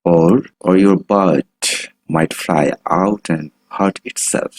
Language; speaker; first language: English; non-native, local second language; Bangla